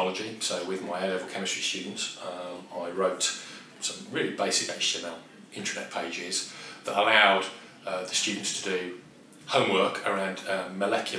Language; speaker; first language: English; native; English